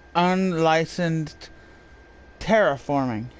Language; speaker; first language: English; native; English